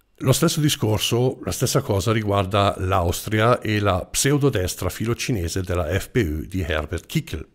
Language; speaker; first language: Italian; non-native, fluent; German